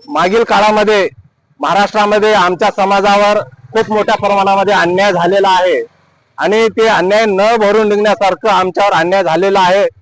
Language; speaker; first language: Marathi; non-native, local second language; Lambadi